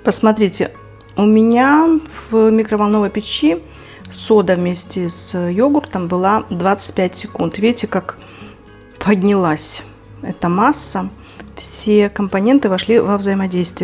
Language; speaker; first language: Russian; native; Russian